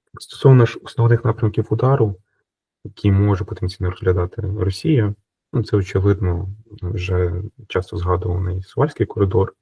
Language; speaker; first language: Ukrainian; native; Ukrainian